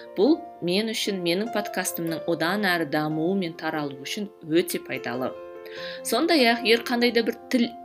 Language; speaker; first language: Kazakh; native; Kazakh